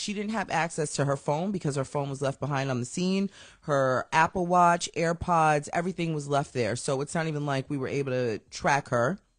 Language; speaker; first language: English; native; English